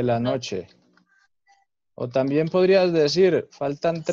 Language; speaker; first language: Spanish; native; Spanish